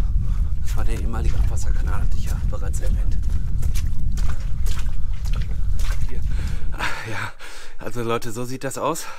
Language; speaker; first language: German; native; German